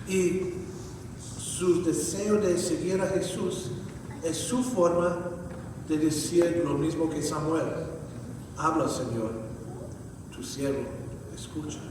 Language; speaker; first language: Spanish; non-native, fluent; English